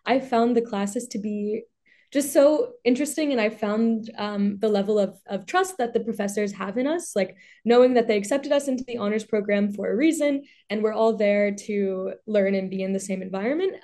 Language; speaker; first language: English; native; English